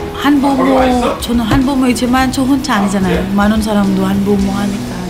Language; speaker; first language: Korean; non-native, learner; Filipino